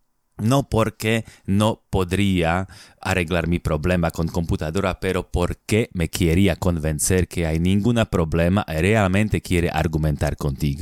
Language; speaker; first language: Spanish; non-native, fluent; Slovak